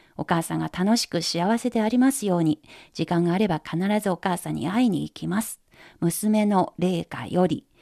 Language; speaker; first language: Japanese; non-native, fluent; Chinese